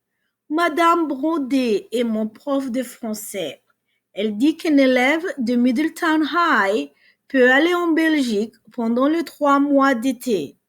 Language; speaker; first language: French; non-native, fluent; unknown